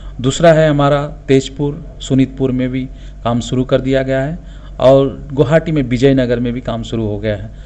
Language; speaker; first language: Hindi; non-native, local second language; Assamese